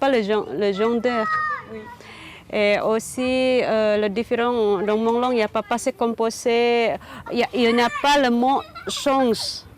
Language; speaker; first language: French; non-native, learner; Indonesian